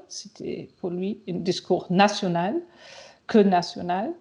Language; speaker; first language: French; non-native, fluent; German